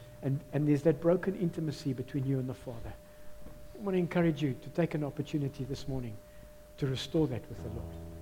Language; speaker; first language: English; non-native, local second language; Afrikaans